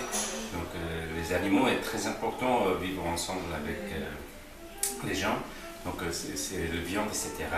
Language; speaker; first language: French; non-native, learner; Korean